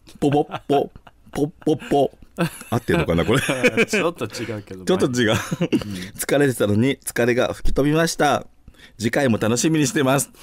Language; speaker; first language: Japanese; native; Japanese